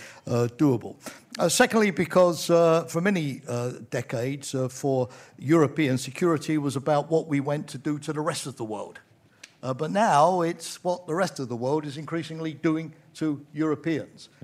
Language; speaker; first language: English; native; English